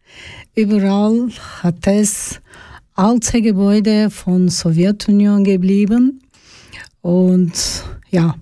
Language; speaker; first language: German; non-native, fluent; Georgian